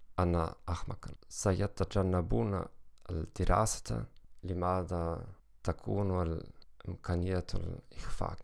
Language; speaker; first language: Arabic; non-native, learner; German